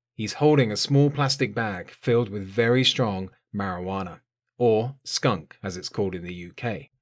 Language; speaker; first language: English; native; English